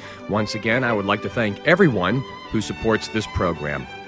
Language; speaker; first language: English; native; English